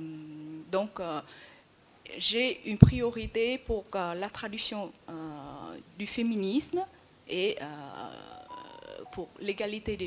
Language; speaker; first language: French; non-native, fluent; Vietnamese